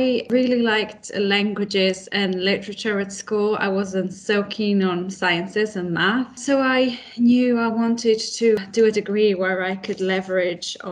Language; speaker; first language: English; non-native, fluent; Polish